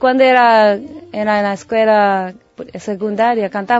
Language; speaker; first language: Spanish; non-native, learner; Japanese